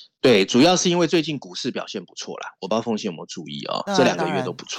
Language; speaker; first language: Chinese; native; Chinese